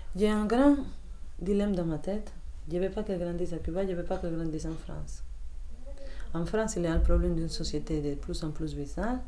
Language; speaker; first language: French; non-native, fluent; Spanish